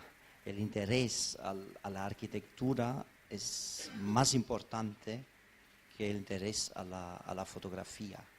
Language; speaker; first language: Spanish; non-native, fluent; German